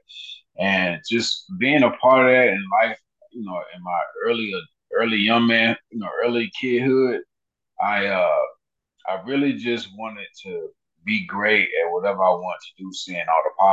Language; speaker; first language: English; native; English